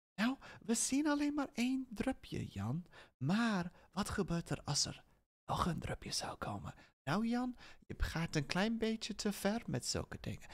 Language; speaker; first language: Dutch; non-native, learner; English